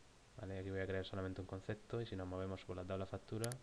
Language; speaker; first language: Spanish; native; Spanish